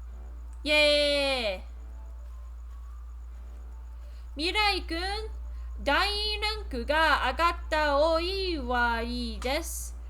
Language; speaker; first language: Japanese; non-native, learner; English